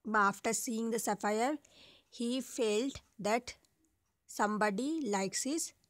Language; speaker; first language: English; non-native, local second language; Bangla